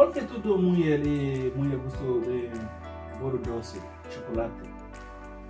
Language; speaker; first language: Portuguese; non-native, learner; Haitian Creole